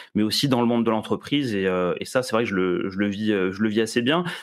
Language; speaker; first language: French; early bilingual, other home language; Serbian